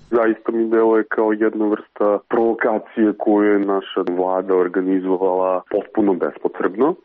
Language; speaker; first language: Serbian; native; Serbian